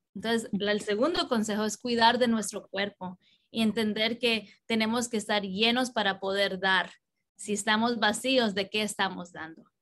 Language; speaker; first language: Spanish; early bilingual, heritage; Spanish